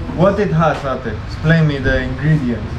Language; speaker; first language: English; non-native, fluent; Spanish